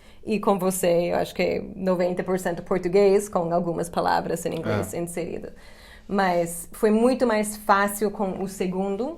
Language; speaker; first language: Portuguese; non-native, fluent; English